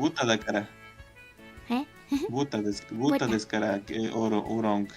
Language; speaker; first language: Japanese; non-native, learner; Spanish